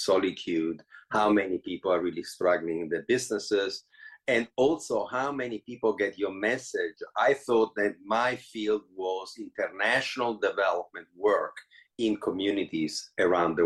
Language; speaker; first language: English; non-native, fluent; Italian